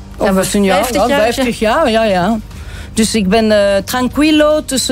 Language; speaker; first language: Dutch; non-native, local second language; French